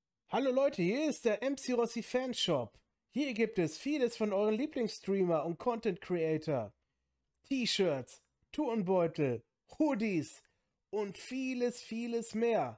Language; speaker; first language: German; native; German